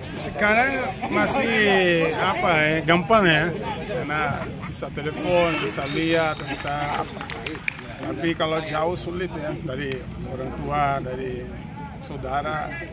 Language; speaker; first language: Indonesian; non-native, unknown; Portuguese